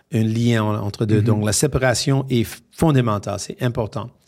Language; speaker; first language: French; non-native, fluent; English